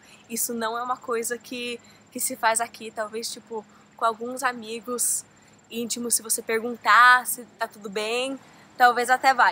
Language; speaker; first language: Portuguese; early bilingual, heritage; Portuguese